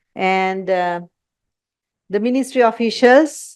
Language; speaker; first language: English; non-native, local second language; Sinhala